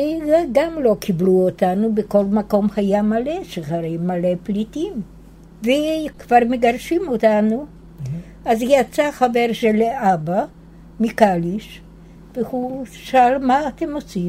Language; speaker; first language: Hebrew; non-native, fluent; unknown